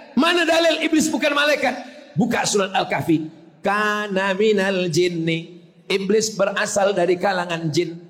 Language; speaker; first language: Malay; native; Malay